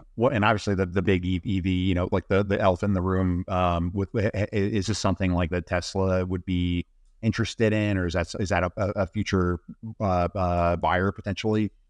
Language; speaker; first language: English; native; English